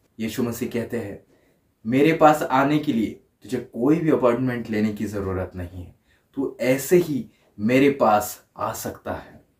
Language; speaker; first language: Hindi; non-native, local second language; Marathi